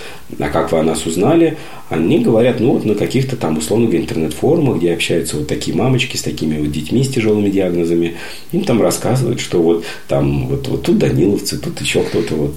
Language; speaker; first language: Russian; native; Russian